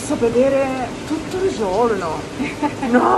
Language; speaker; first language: Italian; non-native, learner; Japanese